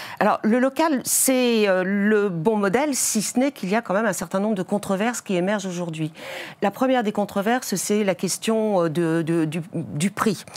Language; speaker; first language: French; native; French